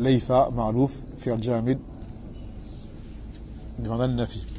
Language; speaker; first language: Arabic; non-native, fluent; French